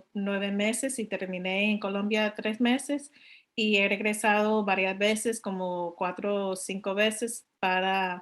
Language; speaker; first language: Spanish; non-native, learner; English